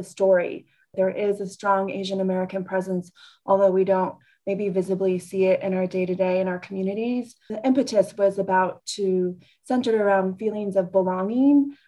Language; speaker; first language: English; native; English